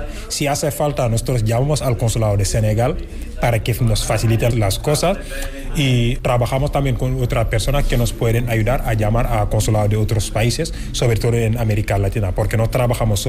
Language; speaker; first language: Spanish; non-native, fluent; Wolof